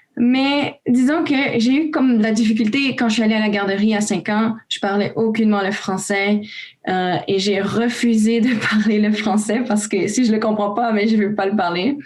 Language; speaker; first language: French; early bilingual, other home language; Romanian